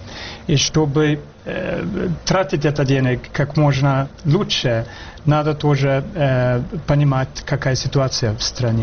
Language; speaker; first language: Ukrainian; non-native, learner; Swedish